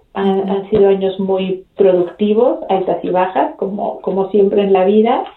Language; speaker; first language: Spanish; native; Spanish